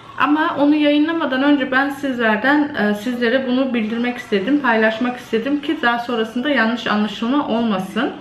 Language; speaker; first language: Turkish; early bilingual, other home language; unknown